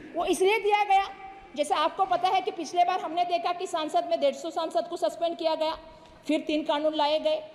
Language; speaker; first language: Hindi; non-native, local second language; Marathi